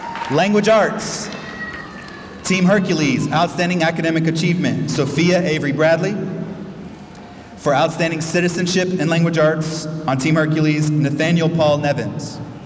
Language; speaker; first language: English; native; English